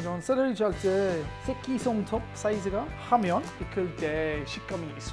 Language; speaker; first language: Korean; non-native, learner; English